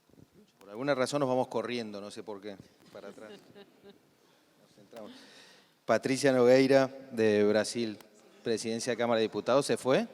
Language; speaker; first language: Spanish; native; Spanish